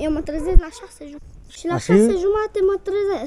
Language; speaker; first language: Romanian; native; Romanian